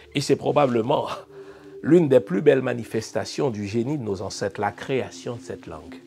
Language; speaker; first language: French; non-native, local second language; Haitian Creole